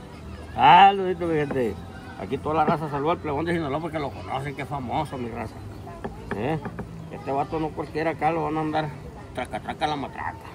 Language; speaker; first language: Spanish; native; Spanish